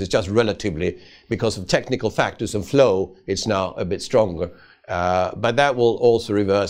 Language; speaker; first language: English; non-native, fluent; Swedish